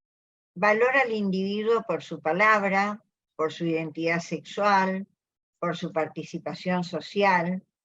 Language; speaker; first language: Spanish; native; Spanish